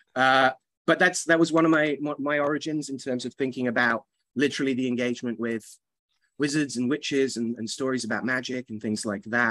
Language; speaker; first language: English; native; English